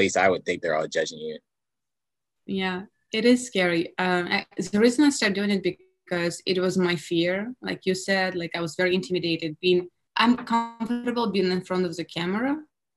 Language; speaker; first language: English; non-native, fluent; Russian